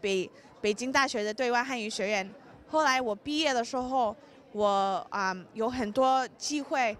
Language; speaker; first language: Chinese; early bilingual, heritage; English